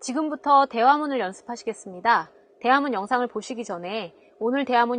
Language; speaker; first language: Korean; native; Korean